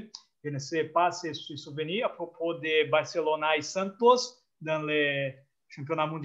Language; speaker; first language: French; non-native, fluent; Portuguese